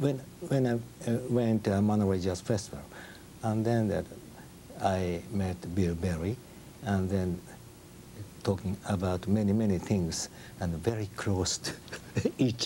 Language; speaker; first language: English; non-native, learner; Japanese